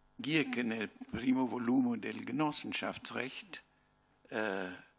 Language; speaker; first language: Italian; non-native, fluent; German